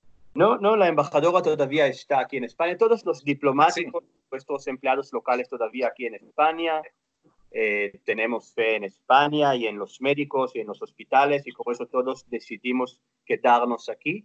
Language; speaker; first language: Spanish; non-native, fluent; Hebrew